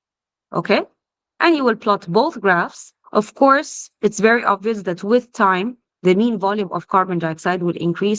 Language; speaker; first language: English; non-native, fluent; Arabic